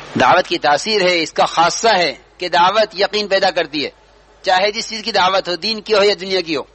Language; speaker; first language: Urdu; native; Urdu